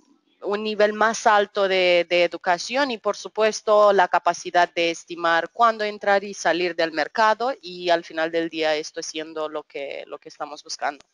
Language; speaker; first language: Spanish; non-native, fluent; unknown